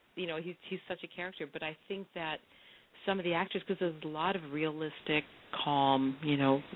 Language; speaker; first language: English; native; English